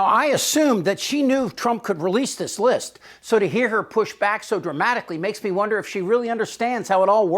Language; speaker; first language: English; native; English